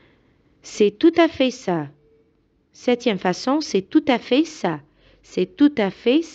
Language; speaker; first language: French; non-native, fluent; Arabic